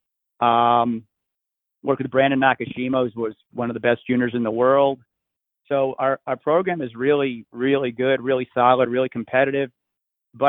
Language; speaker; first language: English; native; English